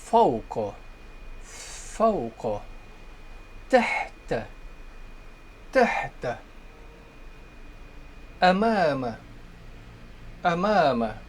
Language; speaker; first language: Arabic; non-native, fluent; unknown